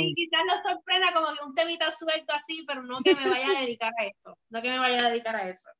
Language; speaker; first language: Spanish; native; Spanish